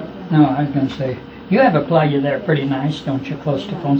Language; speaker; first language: English; native; English